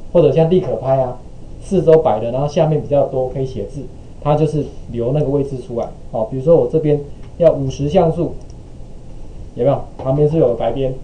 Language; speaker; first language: Chinese; native; Chinese